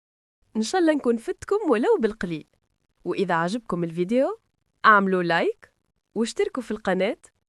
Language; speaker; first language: Arabic; native; Arabic